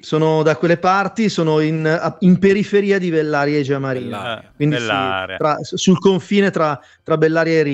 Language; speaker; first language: Italian; native; Italian